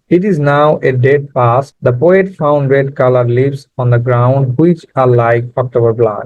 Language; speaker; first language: English; non-native, local second language; Bangla